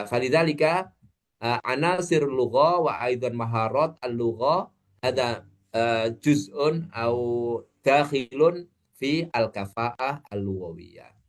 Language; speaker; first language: Arabic; non-native, fluent; Indonesian